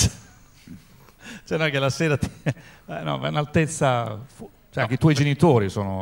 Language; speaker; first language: Italian; native; Italian